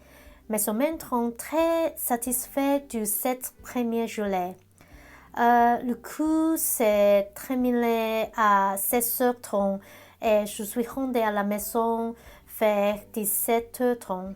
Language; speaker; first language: French; non-native, learner; Cantonese